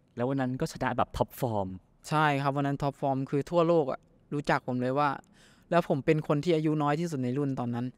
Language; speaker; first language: Thai; native; Thai